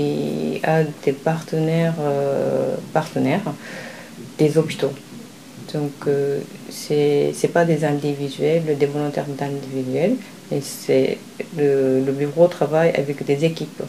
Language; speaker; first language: French; non-native, fluent; Japanese